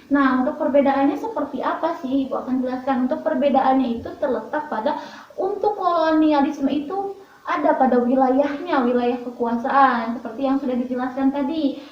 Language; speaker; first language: Indonesian; native; Indonesian